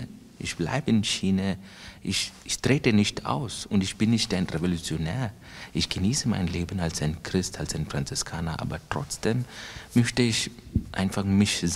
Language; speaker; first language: German; non-native, fluent; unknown